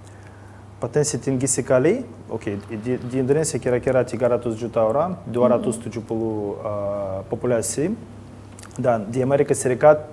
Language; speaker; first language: Indonesian; non-native, learner; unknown